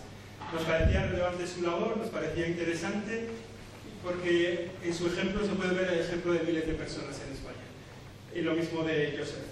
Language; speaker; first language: Spanish; native; Spanish